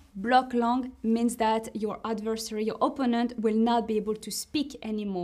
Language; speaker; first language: English; non-native, fluent; French